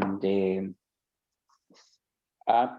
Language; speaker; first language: English; non-native, learner; Spanish